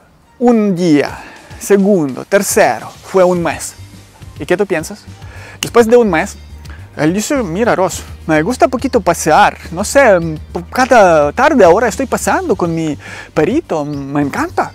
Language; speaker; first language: Spanish; non-native, learner; Ukrainian